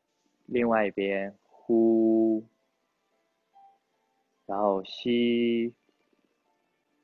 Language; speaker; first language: Chinese; native; Chinese